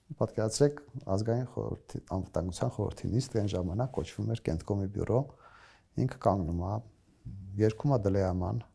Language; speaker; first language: Armenian; native; Armenian